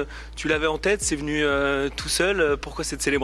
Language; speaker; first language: French; native; French